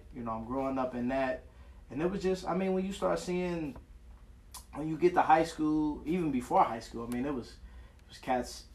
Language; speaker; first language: English; native; English